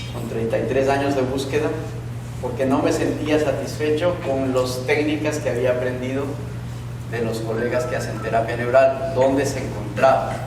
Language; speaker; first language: Spanish; native; Spanish